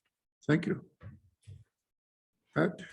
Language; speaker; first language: English; native; English